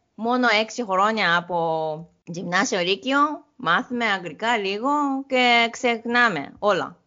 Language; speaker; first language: Greek; non-native, learner; Japanese